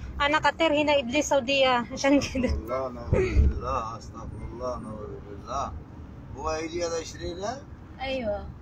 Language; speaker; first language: Arabic; non-native, learner; Cebuano